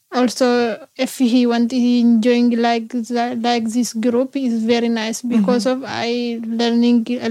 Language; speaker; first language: English; non-native, learner; Oromo